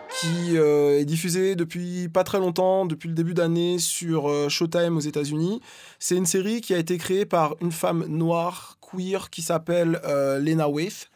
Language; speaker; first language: French; native; French